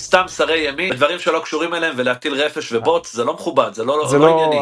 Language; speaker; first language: Hebrew; native; Hebrew